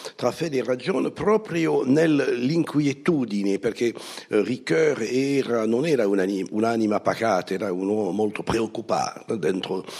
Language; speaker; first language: Italian; non-native, fluent; French